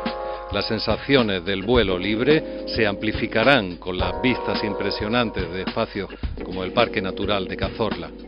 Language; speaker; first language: Spanish; native; Spanish